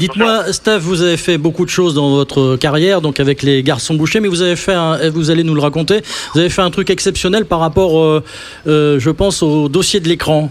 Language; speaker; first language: French; native; French